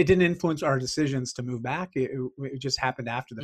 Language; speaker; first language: English; native; English